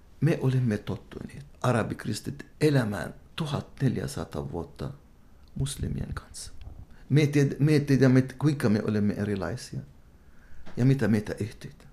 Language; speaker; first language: Finnish; non-native, fluent; Arabic